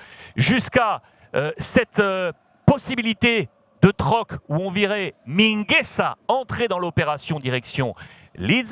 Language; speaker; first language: French; native; French